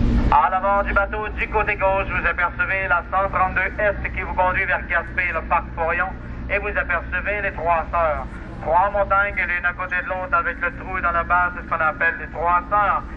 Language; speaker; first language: French; native; French